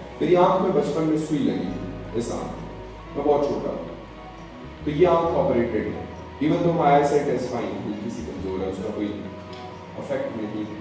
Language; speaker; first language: Urdu; non-native, local second language; Pahari-Potwari